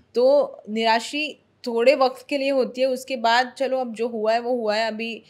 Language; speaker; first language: Hindi; non-native, local second language; Marathi